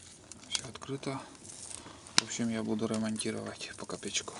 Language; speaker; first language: Russian; native; Russian